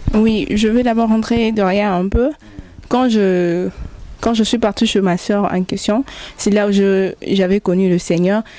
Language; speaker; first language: French; non-native, local second language; Lingala